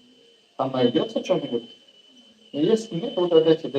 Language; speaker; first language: Russian; non-native, local second language; Tajik